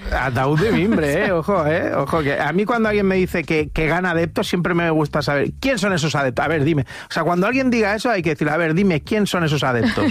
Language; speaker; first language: Spanish; native; Spanish